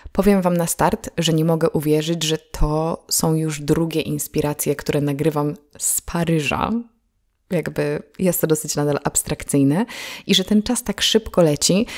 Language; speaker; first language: Polish; native; Polish